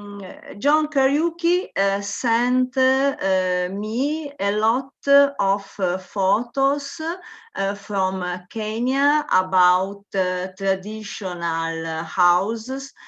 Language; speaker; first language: English; non-native, learner; Italian